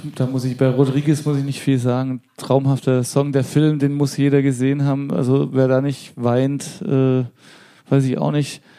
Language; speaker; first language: German; early bilingual, other home language; Persian